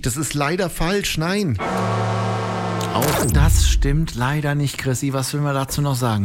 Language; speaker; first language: German; native; German